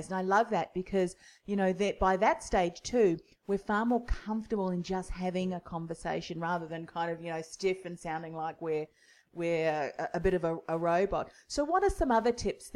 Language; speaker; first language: English; native; English